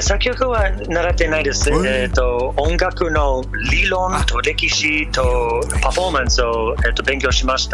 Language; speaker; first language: Japanese; non-native, learner; English